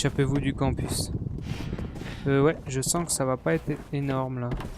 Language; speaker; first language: French; native; French